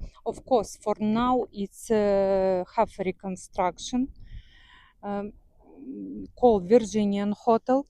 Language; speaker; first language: English; non-native, learner; Russian